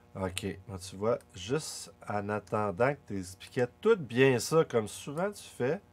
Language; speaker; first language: French; native; French